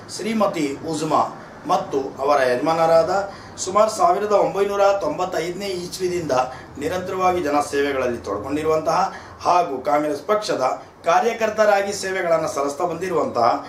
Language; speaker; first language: Kannada; native; Kannada